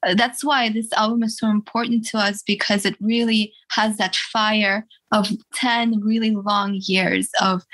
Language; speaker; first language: English; early bilingual, other home language; Russian